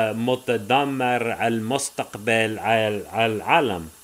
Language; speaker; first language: Arabic; non-native, learner; English